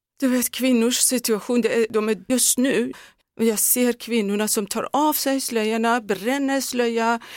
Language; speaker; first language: Swedish; non-native, fluent; Persian